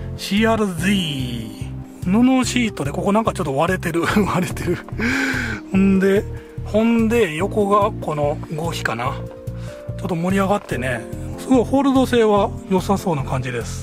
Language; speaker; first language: Japanese; native; Japanese